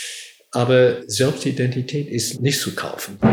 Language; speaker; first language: German; non-native, learner; English